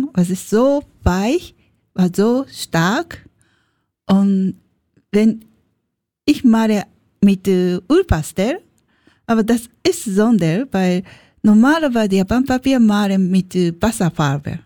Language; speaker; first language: German; non-native, learner; Japanese